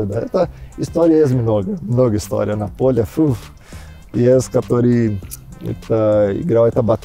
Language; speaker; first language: Russian; non-native, learner; Portuguese